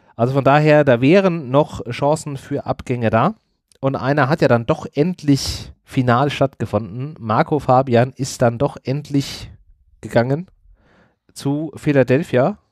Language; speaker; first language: German; native; German